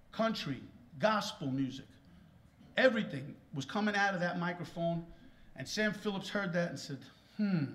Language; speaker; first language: English; native; English